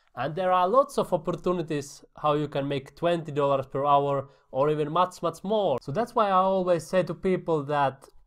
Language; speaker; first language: English; non-native, fluent; Finnish